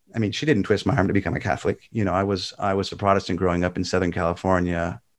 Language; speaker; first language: English; native; English